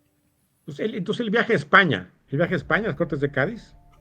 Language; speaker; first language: Spanish; native; Spanish